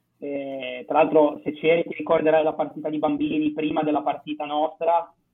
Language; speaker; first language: Italian; native; Italian